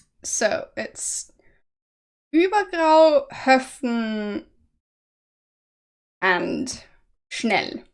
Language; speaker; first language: German; non-native, learner; English